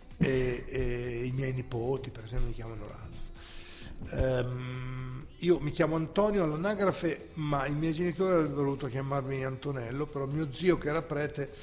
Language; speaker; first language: Italian; native; Italian